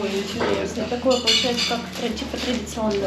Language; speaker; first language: Russian; native; Russian